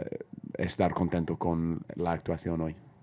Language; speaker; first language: Spanish; non-native, fluent; English